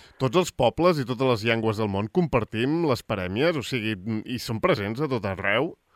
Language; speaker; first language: Catalan; native; Catalan